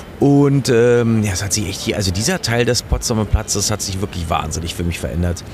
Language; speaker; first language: German; native; German